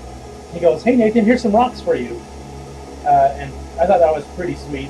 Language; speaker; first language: English; native; English